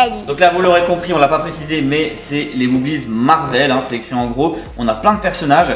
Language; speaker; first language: French; native; French